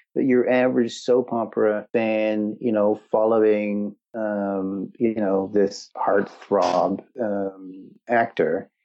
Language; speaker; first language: English; native; English